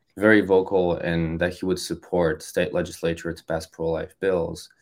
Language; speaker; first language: English; non-native, fluent; French